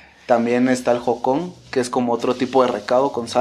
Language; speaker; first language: Spanish; native; Spanish